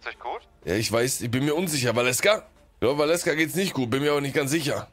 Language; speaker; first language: German; native; German